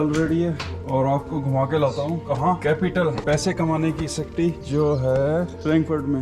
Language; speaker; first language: Hindi; native; Hindi